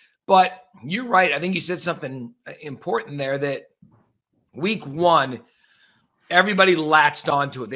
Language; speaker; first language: English; native; English